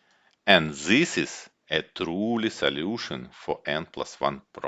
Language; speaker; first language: English; non-native, fluent; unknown